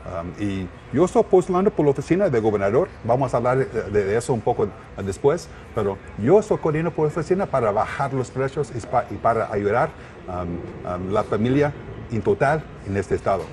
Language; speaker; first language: Spanish; non-native, learner; English